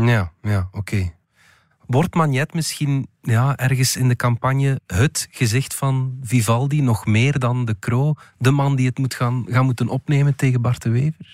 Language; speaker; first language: Dutch; native; Dutch